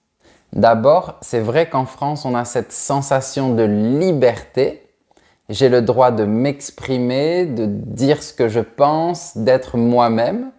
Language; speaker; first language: French; native; French